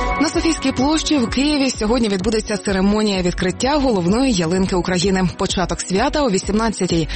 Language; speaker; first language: Ukrainian; native; Ukrainian